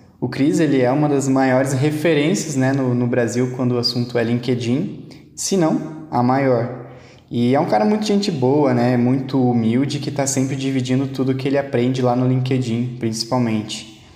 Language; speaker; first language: Portuguese; native; Portuguese